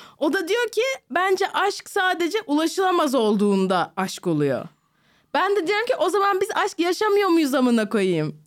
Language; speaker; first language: Turkish; native; Turkish